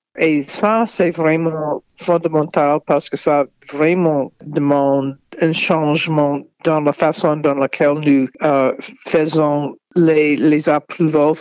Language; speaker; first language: French; non-native, fluent; English